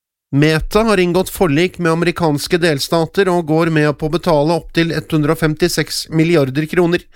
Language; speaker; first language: Norwegian; native; Norwegian